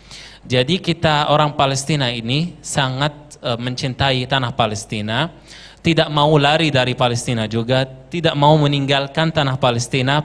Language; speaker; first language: Indonesian; non-native, fluent; Arabic